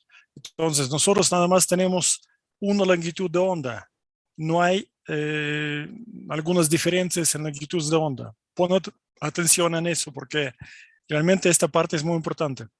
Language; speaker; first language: Spanish; non-native, fluent; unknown